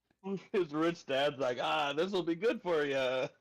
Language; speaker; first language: English; native; English